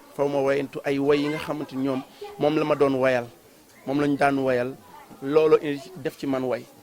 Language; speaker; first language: Wolof; native; Wolof